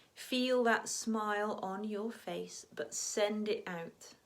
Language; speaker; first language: English; native; English